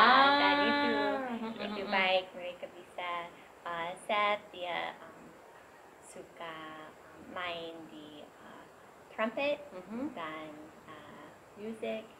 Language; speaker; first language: Indonesian; non-native, learner; English